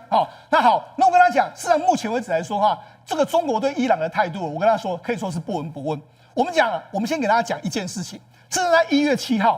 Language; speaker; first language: Chinese; native; Chinese